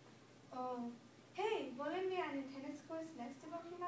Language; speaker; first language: German; non-native, learner; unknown